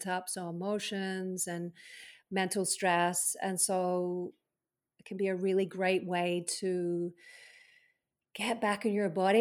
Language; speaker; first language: English; native; English